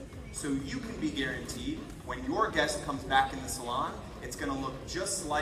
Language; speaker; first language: English; native; English